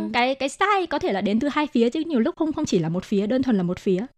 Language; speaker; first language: Vietnamese; native; Vietnamese